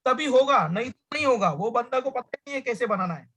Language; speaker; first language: Hindi; non-native, local second language; Marathi